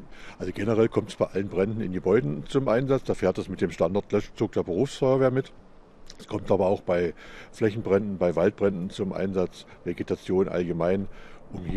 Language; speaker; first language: German; native; German